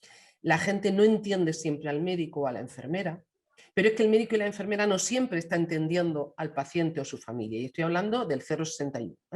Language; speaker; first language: Spanish; native; Spanish